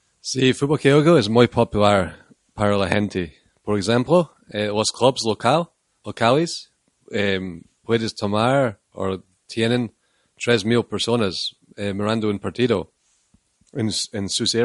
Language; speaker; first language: Spanish; non-native, learner; English